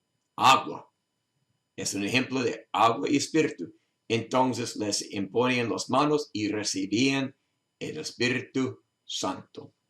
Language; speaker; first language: Spanish; non-native, learner; English